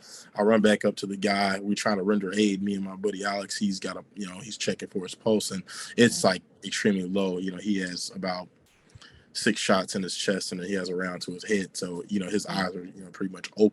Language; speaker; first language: English; native; English